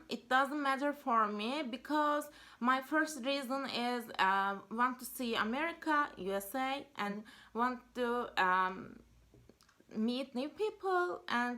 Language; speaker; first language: English; non-native, learner; Turkish